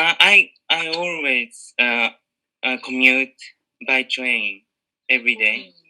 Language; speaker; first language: English; non-native, learner; Japanese